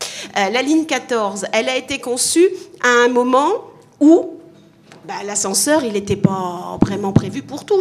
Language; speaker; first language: French; native; French